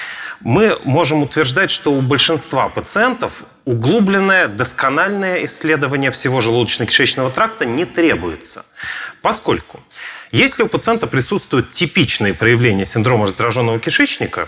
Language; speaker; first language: Russian; native; Russian